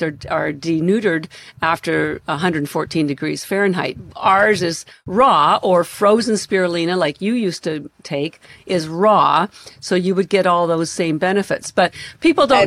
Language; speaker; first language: English; native; English